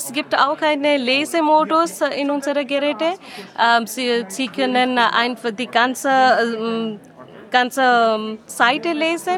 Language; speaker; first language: German; non-native, learner; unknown